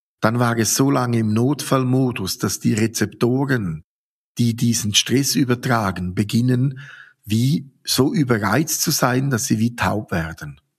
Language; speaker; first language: German; native; German